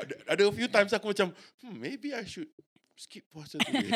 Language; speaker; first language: English; non-native, local second language; Malay